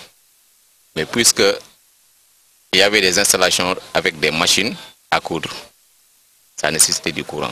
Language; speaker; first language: French; non-native, local second language; Wolof